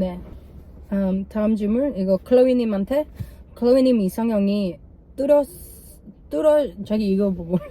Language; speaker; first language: Korean; non-native, learner; English